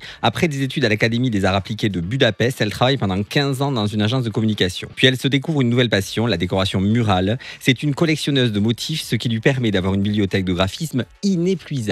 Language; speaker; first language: French; native; French